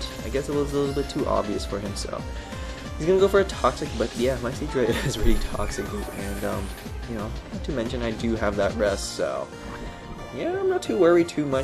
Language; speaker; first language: English; native; English